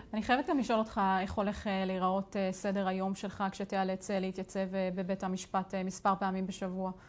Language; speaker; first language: Hebrew; native; Hebrew